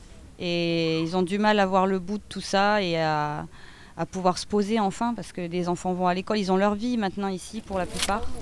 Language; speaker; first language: French; native; French